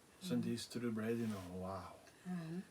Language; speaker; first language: English; non-native, learner; Swedish